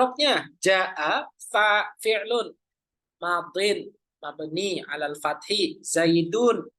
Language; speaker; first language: Arabic; non-native, fluent; Indonesian